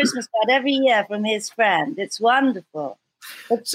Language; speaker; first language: English; native; English